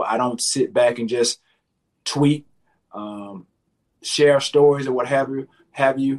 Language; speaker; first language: English; native; English